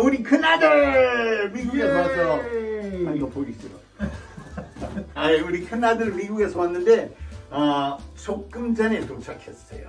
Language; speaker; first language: Korean; non-native, fluent; English